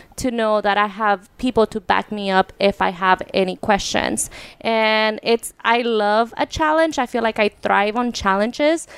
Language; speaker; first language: English; early bilingual, other home language; Spanish